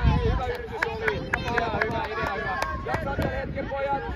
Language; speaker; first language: Finnish; native; Finnish